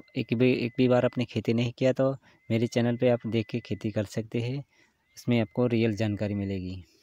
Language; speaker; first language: Hindi; non-native, local second language; Gujarati